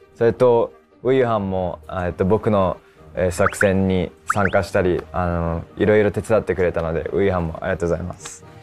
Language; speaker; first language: Japanese; native; Japanese